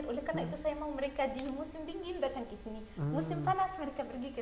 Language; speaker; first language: Indonesian; non-native, learner; Arabic